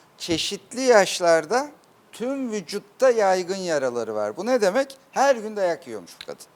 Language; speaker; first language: Turkish; native; Turkish